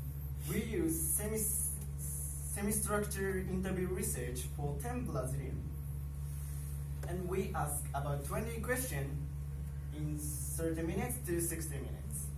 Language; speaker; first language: English; non-native, learner; Japanese